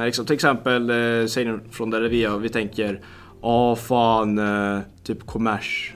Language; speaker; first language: Swedish; native; Swedish